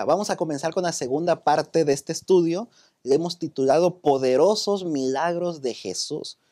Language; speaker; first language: Spanish; native; Spanish